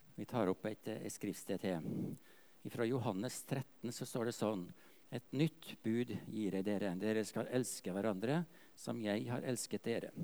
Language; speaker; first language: Norwegian; native; Norwegian